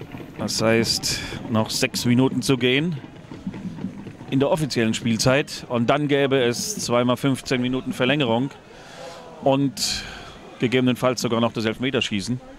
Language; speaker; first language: German; native; German